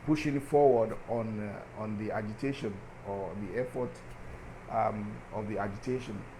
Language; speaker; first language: English; non-native, local second language; Yoruba